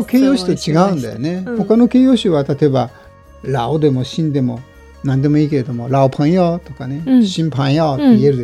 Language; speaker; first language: Japanese; native; Japanese